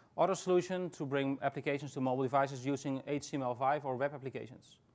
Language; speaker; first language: English; non-native, fluent; Dutch